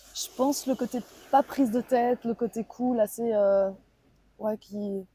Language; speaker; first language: French; native; French